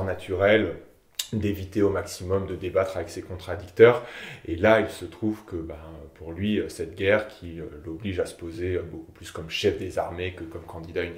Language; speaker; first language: French; native; French